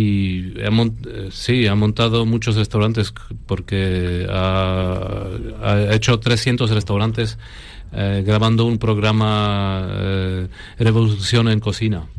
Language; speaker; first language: Spanish; non-native, fluent; Polish